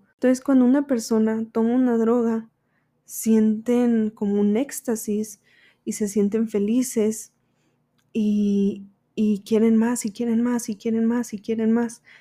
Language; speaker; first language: Spanish; early bilingual, heritage; Spanish